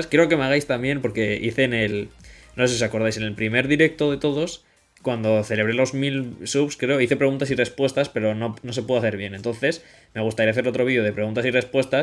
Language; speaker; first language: Spanish; native; Spanish